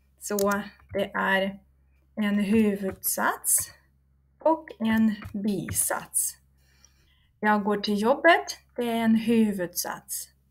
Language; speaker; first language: Swedish; non-native, fluent; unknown